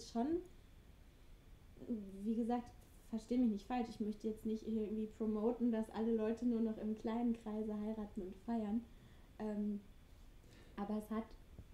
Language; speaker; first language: German; native; German